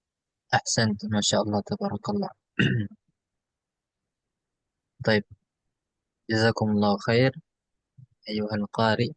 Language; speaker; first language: Arabic; non-native, fluent; Indonesian